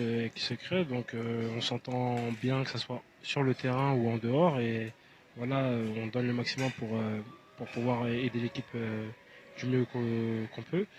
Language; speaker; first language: French; native; French